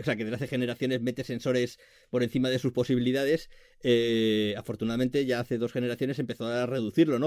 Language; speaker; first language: Spanish; native; Spanish